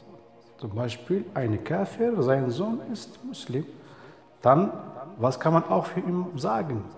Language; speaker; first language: German; non-native, fluent; Arabic